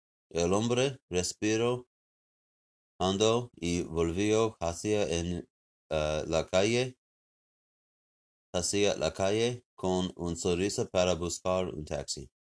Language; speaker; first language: Spanish; non-native, learner; English